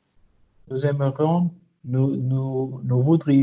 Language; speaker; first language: French; non-native, learner; Arabic